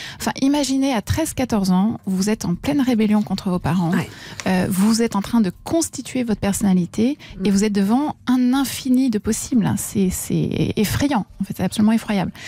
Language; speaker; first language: French; native; French